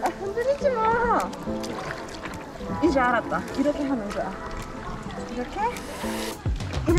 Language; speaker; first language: Korean; non-native, fluent; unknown